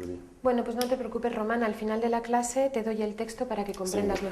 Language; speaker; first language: Spanish; native; Spanish